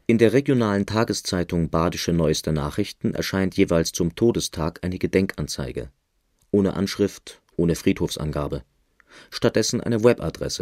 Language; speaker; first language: German; native; German